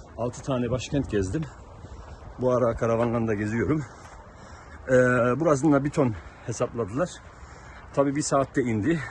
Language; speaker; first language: Turkish; native; Turkish